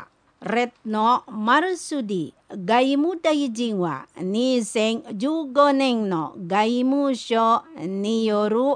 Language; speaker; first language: Japanese; non-native, fluent; Indonesian